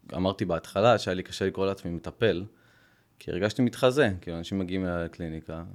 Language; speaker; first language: Hebrew; early bilingual, other home language; Russian